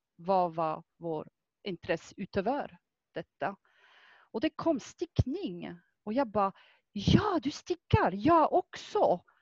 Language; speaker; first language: Swedish; non-native, fluent; French